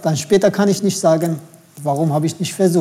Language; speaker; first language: German; non-native, fluent; Turkish